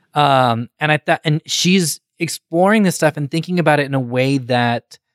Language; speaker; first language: English; native; English